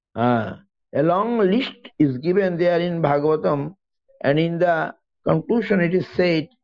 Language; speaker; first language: English; non-native, local second language; Bangla